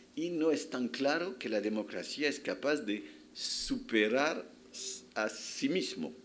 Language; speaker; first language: Spanish; non-native, fluent; French